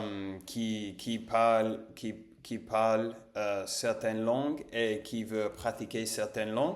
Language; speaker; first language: French; non-native, learner; English